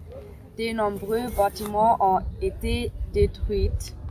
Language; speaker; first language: French; non-native, learner; German